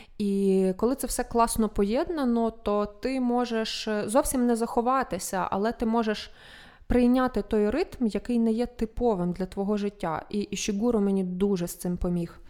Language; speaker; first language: Ukrainian; native; Ukrainian